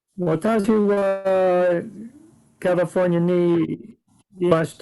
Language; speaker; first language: Japanese; non-native, learner; English